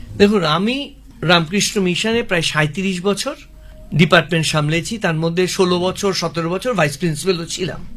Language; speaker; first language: Bangla; native; Bangla